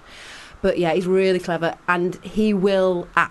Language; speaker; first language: English; native; English